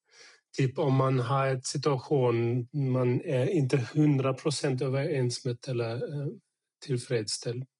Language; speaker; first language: Swedish; non-native, fluent; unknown